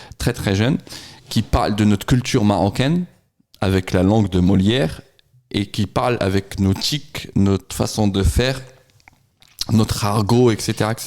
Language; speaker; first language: French; non-native, local second language; Arabic